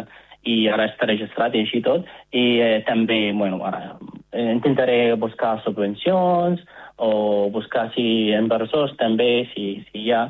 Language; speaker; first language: Catalan; non-native, fluent; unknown